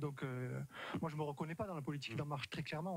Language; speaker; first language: French; native; French